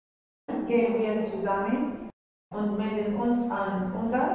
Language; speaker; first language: German; non-native, learner; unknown